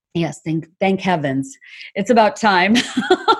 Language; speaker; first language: English; non-native, local second language; Bangla